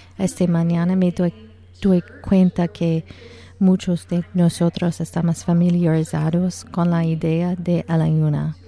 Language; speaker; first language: Spanish; non-native, learner; English